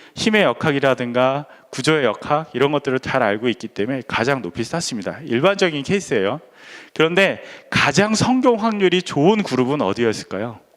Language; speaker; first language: Korean; native; Korean